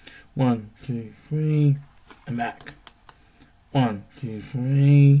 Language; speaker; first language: English; native; English